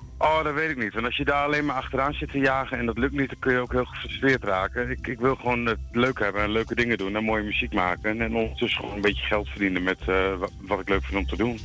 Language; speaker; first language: Dutch; native; Dutch